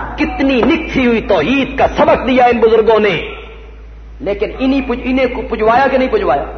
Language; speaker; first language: Urdu; non-native, local second language; Punjabi